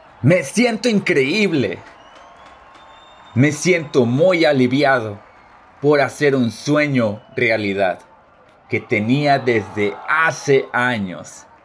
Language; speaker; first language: Spanish; early bilingual, heritage; Spanish